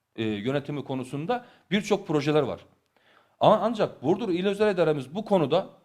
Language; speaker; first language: Turkish; native; Turkish